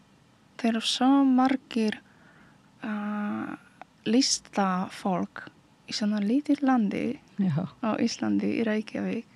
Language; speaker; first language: Icelandic; non-native, learner; Polish